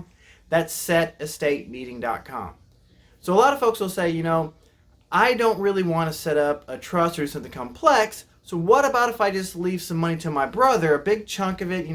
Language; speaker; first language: English; native; English